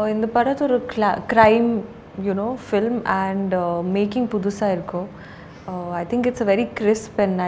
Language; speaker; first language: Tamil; non-native, local second language; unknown